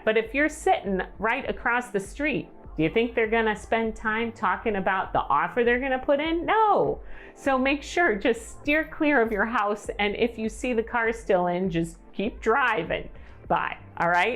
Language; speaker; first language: English; native; English